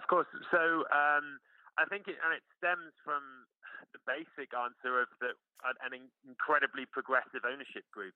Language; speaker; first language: English; native; English